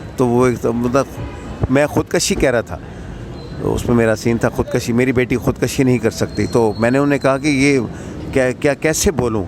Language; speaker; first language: Urdu; non-native, local second language; Punjabi